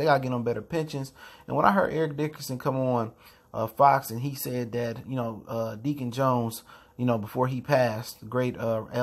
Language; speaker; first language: English; native; English